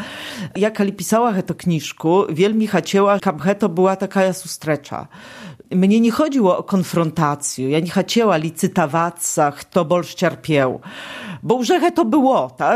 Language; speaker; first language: Polish; non-native, local second language; Belarusian